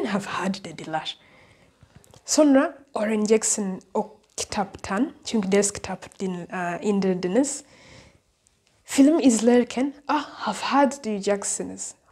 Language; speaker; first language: Turkish; non-native, learner; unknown